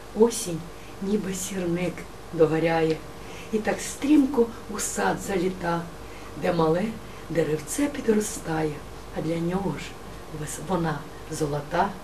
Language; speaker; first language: Ukrainian; native; Ukrainian